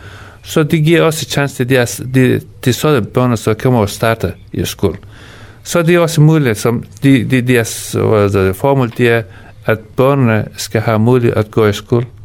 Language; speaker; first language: Danish; non-native, fluent; Persian